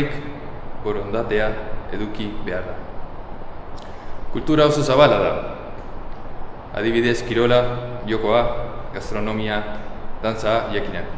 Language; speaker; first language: Basque; non-native, learner; Spanish